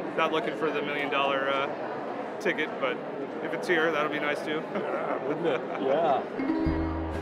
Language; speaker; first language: English; native; English